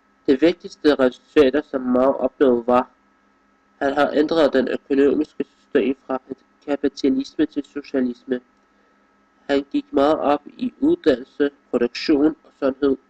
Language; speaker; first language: Danish; non-native, fluent; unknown